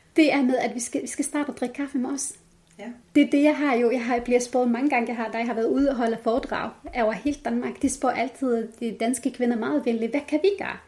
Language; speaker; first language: Danish; non-native, fluent; Arabic